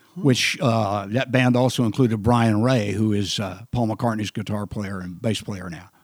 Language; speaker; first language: English; native; English